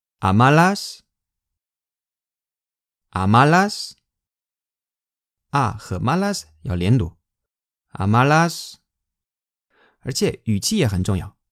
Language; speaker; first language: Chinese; non-native, fluent; Spanish